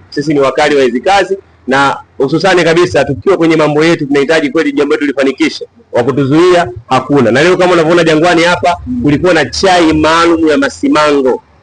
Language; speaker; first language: Swahili; native; Swahili